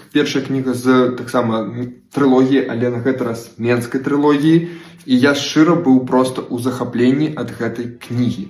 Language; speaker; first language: Belarusian; non-native, local second language; Russian